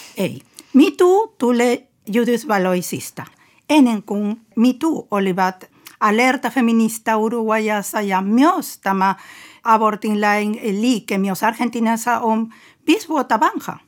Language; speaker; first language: Finnish; non-native, fluent; Spanish